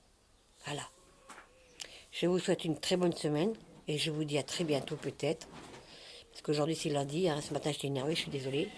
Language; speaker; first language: French; native; French